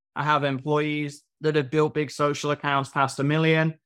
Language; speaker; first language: English; native; English